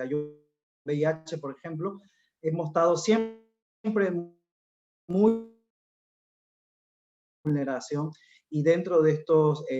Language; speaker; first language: Spanish; native; Spanish